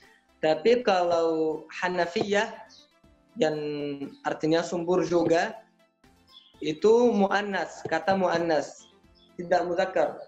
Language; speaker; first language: Indonesian; non-native, learner; Arabic